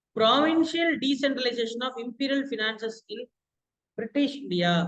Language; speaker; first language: English; non-native, local second language; Tamil